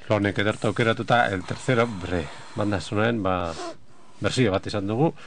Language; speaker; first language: Basque; native; Basque